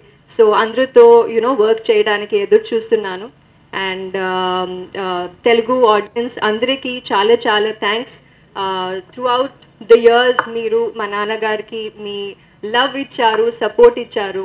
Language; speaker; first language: Telugu; non-native, learner; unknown